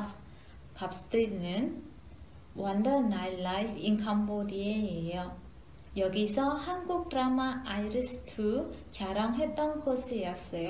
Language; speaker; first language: Korean; non-native, fluent; Khmer